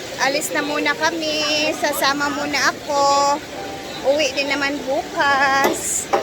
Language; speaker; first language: Filipino; non-native, local second language; Cebuano